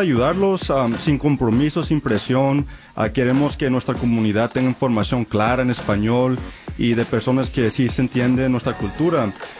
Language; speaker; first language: Spanish; early bilingual, heritage; Spanish